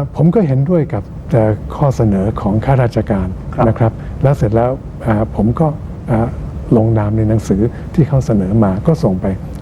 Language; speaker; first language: Thai; native; Thai